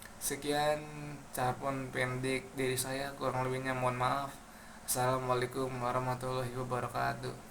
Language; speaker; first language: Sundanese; non-native, local second language; Indonesian